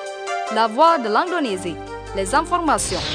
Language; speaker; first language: French; non-native, fluent; Indonesian